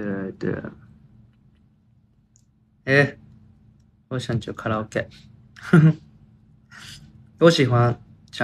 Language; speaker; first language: Chinese; non-native, learner; Japanese